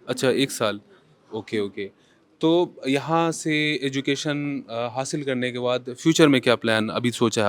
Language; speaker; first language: Hindi; native; Hindi